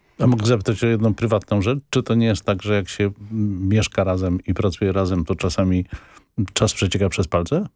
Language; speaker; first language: Polish; native; Polish